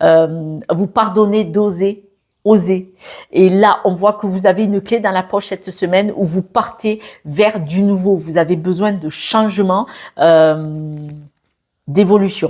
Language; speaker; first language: French; native; French